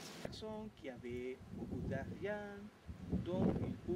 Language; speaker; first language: French; non-native, learner; Spanish